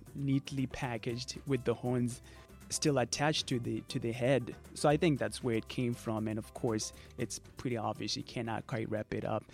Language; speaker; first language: English; non-native, local second language; Shona